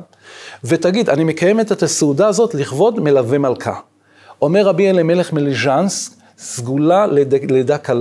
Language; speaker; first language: Hebrew; native; Hebrew